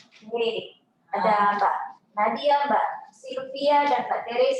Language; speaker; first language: Indonesian; native; Indonesian